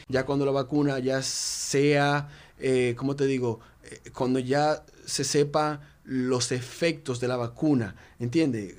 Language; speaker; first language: Spanish; native; Spanish